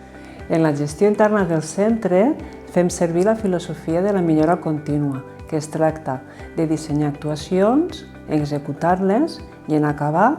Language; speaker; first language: Catalan; native; Catalan